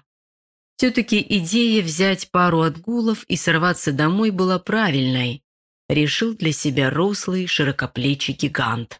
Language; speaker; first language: Russian; native; Russian